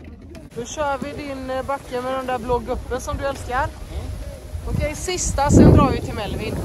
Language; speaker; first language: Swedish; native; Swedish